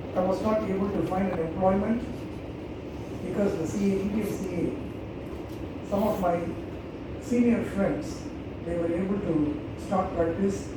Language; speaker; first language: English; non-native, local second language; Tamil